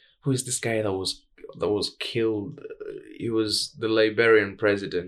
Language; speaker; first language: English; non-native, local second language; Swahili